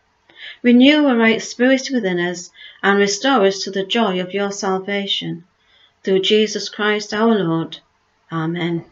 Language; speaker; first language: English; native; English